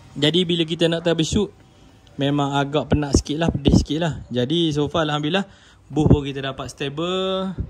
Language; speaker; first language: Malay; native; Malay